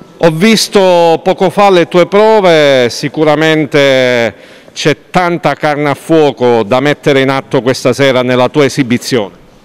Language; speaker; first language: Italian; native; Italian